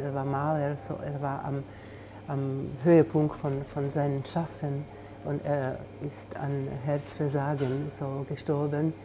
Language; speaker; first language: German; non-native, fluent; Slovak